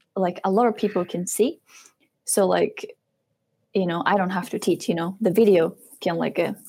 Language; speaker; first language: English; non-native, fluent; Japanese